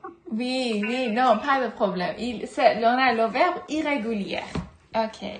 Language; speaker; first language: French; non-native, fluent; Persian